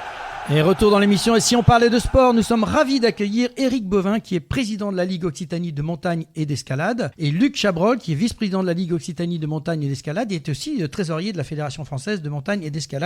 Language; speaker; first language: French; native; French